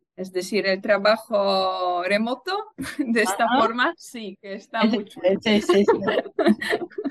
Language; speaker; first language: Spanish; non-native, fluent; Polish